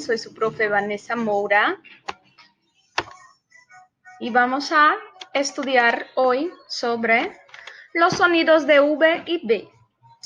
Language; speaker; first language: Spanish; non-native, fluent; Portuguese